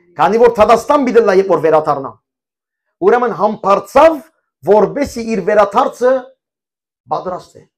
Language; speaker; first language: Armenian; early bilingual, heritage; Armenian